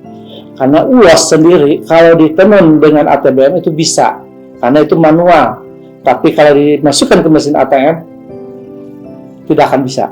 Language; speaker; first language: Indonesian; non-native, local second language; Sundanese